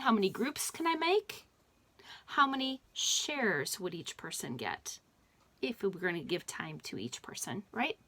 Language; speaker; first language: English; native; English